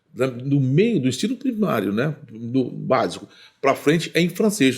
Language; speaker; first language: Portuguese; native; Portuguese